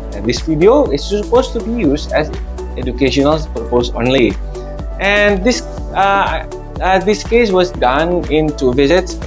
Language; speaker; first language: English; non-native, fluent; Indonesian